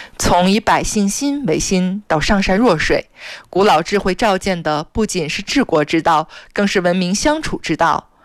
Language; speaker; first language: Chinese; native; Chinese